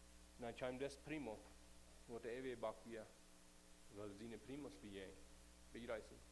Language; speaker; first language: German; non-native, learner; Plautdietsch